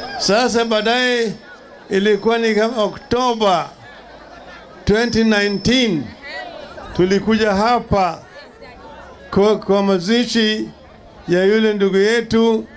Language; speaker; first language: Swahili; non-native, local second language; Luo (Kenya and Tanzania)